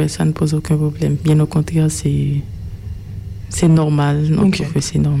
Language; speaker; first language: French; non-native, local second language; Haitian Creole